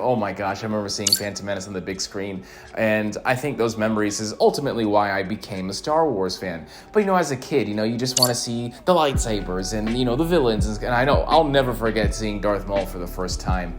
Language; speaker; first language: English; native; English